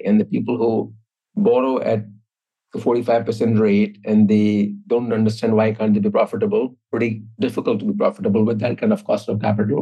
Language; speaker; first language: English; non-native, local second language; Hindi